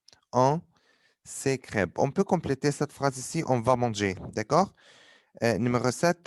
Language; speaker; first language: French; non-native, fluent; Arabic